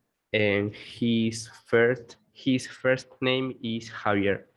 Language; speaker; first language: English; non-native, learner; Spanish